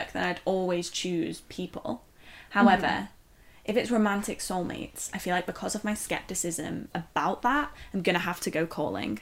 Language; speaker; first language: English; native; English